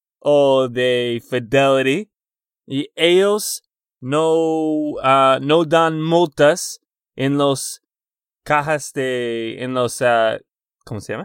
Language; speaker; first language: Spanish; non-native, fluent; English